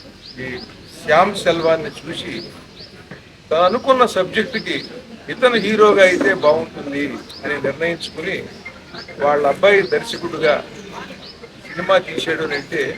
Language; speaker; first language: Telugu; native; Telugu